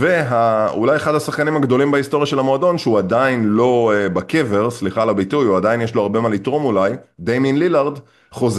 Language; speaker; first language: Hebrew; native; Hebrew